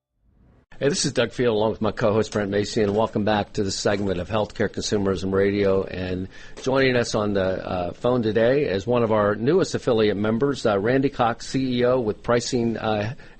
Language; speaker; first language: English; native; English